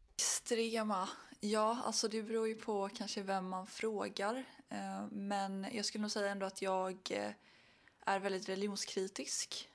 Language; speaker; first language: Swedish; early bilingual, other home language; Arabic